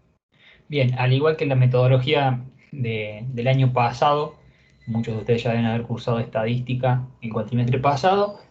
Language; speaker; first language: Spanish; native; Spanish